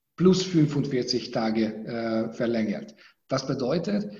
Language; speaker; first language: German; non-native, fluent; Hungarian